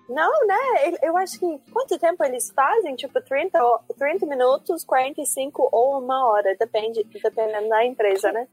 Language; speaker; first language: Portuguese; non-native, fluent; English